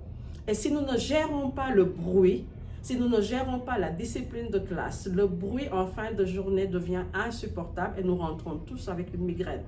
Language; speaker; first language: French; non-native, local second language; Wolof